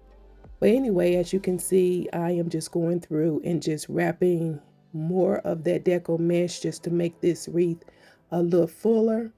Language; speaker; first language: English; native; English